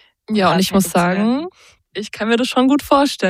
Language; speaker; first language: German; native; German